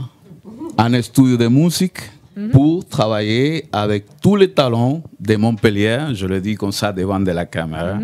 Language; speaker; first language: French; non-native, learner; Spanish